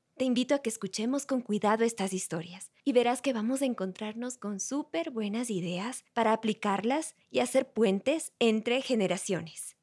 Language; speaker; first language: Spanish; native; Spanish